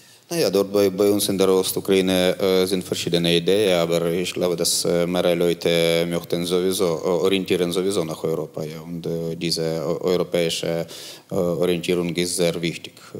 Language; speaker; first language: German; non-native, learner; Ukrainian